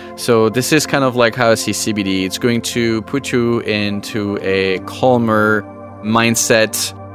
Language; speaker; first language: English; non-native, fluent; French